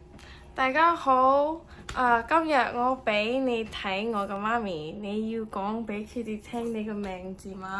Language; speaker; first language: Cantonese; early bilingual, heritage; English